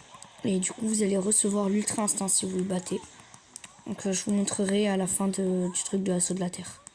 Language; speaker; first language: French; native; French